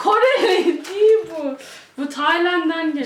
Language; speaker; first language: Turkish; early bilingual, heritage; English